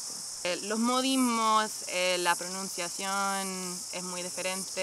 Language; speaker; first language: Spanish; non-native, fluent; English